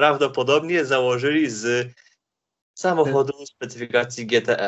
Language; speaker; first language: Polish; native; Polish